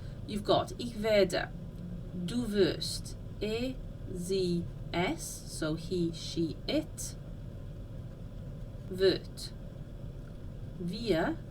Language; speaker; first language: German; non-native, fluent; English